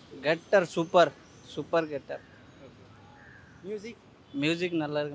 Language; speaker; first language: Tamil; non-native, learner; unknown